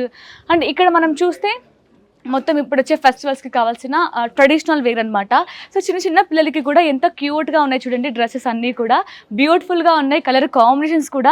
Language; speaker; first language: Telugu; native; Telugu